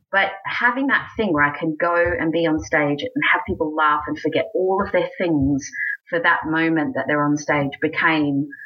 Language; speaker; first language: English; native; English